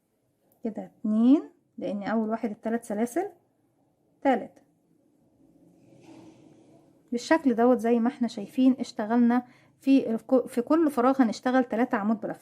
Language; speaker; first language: Arabic; native; Arabic